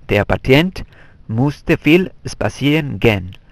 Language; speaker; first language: German; non-native, fluent; Spanish